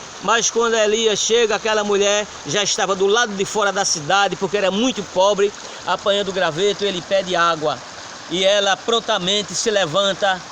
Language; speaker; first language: Portuguese; native; Portuguese